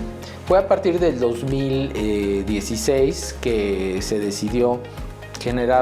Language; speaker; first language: Spanish; native; Spanish